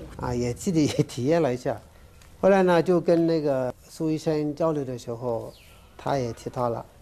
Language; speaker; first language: Chinese; non-native, fluent; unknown